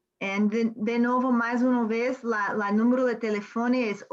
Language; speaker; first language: Spanish; non-native, learner; English